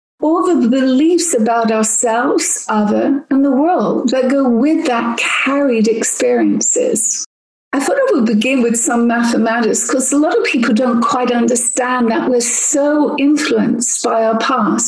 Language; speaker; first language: English; native; English